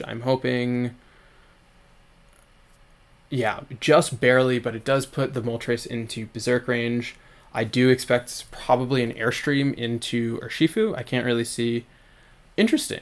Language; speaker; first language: English; native; English